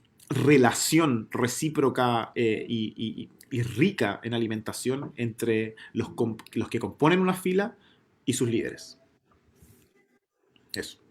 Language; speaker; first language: Spanish; native; Spanish